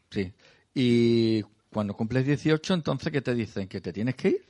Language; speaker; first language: Spanish; native; Spanish